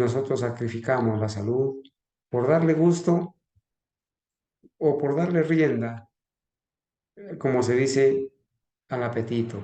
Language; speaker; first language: Spanish; native; Spanish